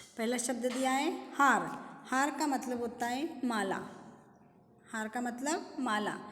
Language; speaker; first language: Hindi; non-native, local second language; Marathi